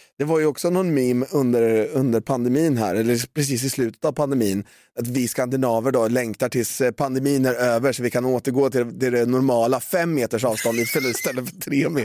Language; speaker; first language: Swedish; native; Swedish